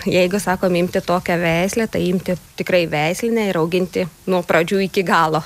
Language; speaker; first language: Lithuanian; native; Lithuanian